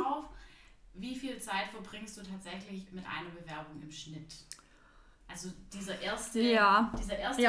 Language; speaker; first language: German; native; German